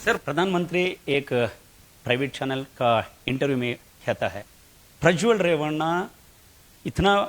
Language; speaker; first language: Hindi; non-native, local second language; Kannada